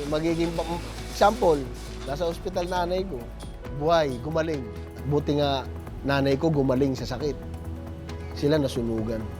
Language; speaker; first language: Filipino; native; Filipino